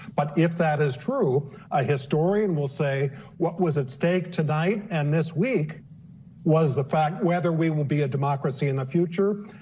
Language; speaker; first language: English; native; English